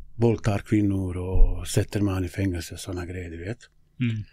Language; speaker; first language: Swedish; non-native, fluent; Bosnian